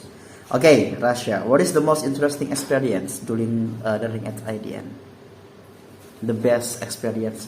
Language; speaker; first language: English; non-native, learner; Indonesian